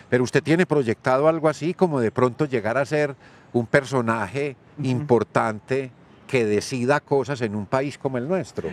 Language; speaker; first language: Spanish; native; Spanish